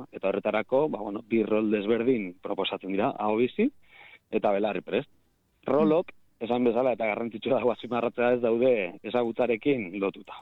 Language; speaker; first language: Basque; native; Basque